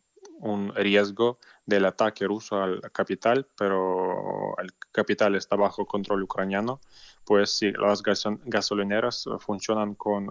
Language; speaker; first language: Spanish; non-native, learner; Ukrainian